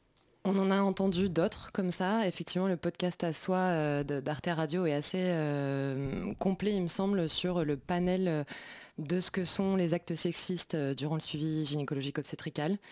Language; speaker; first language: French; native; French